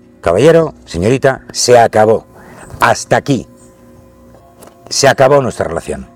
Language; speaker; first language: Spanish; native; Spanish